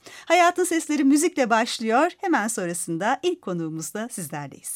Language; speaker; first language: Turkish; native; Turkish